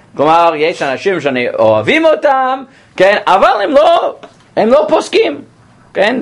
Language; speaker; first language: Hebrew; non-native, fluent; English